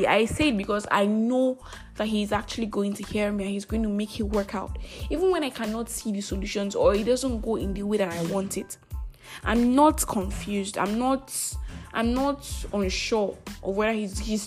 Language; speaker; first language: English; non-native, local second language; Igbo